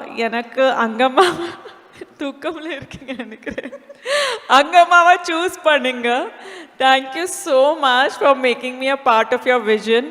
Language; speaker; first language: Tamil; non-native, fluent; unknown